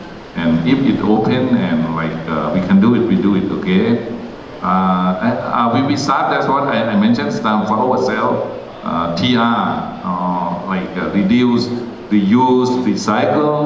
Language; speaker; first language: English; non-native, learner; Thai